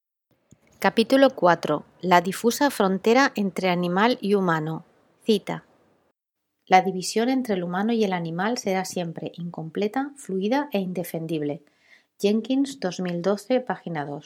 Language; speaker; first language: Spanish; native; Spanish